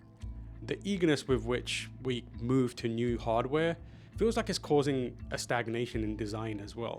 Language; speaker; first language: English; native; English